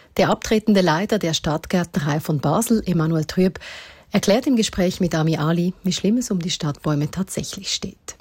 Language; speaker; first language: German; native; German